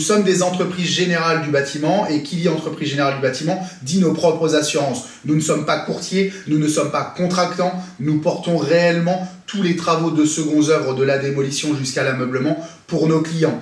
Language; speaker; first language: French; native; French